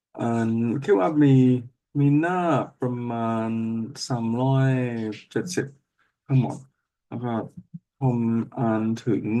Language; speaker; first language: Thai; non-native, learner; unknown